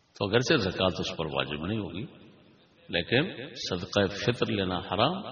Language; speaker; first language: Urdu; non-native, local second language; Punjabi